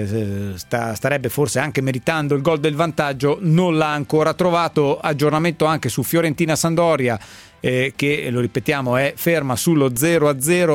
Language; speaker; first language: Italian; native; Italian